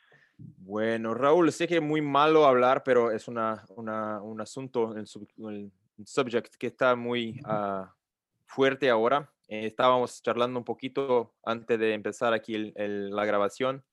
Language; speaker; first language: Spanish; non-native, learner; Portuguese